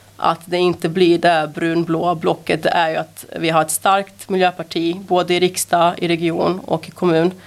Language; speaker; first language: Swedish; early bilingual, other home language; Serbian